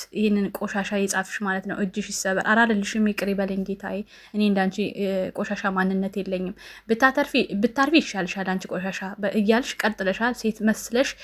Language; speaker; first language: Amharic; native; Amharic